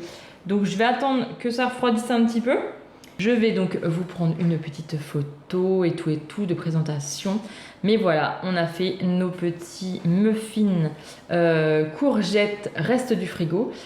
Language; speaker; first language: French; native; French